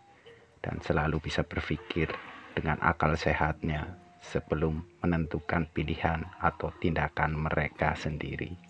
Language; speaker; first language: Indonesian; native; Indonesian